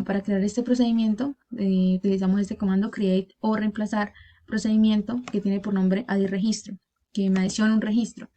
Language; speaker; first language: Spanish; native; Spanish